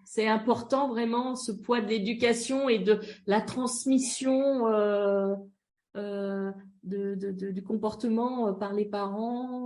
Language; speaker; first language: French; native; French